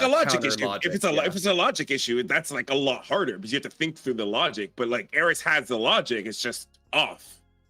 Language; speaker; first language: English; native; English